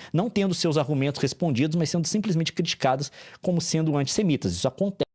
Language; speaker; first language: Portuguese; native; Portuguese